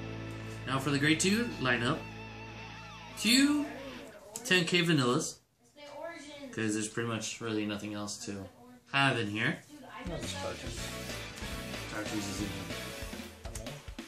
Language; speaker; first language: English; native; English